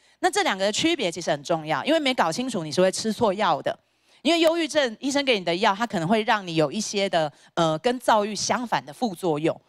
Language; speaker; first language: Chinese; native; Chinese